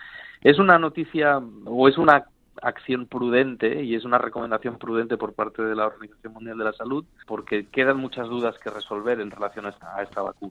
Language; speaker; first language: Spanish; native; Spanish